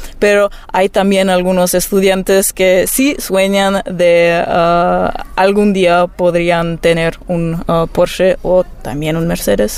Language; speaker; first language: Spanish; non-native, fluent; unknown